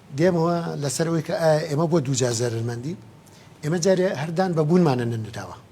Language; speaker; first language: Central Kurdish; non-native, local second language; Gurani